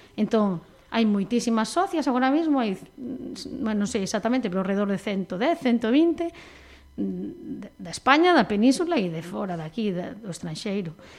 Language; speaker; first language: Galician; native; Galician